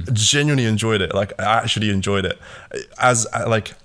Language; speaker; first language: English; early bilingual, other home language; Latvian